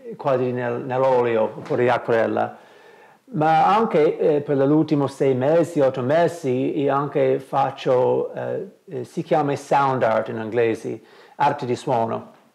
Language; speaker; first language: Italian; non-native, learner; English